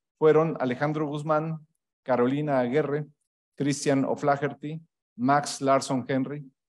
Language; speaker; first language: Spanish; native; Spanish